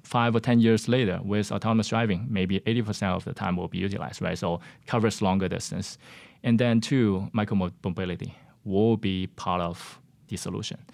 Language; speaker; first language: English; non-native, fluent; Chinese